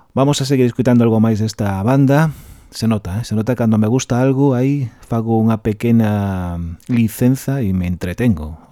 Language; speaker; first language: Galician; non-native, local second language; Spanish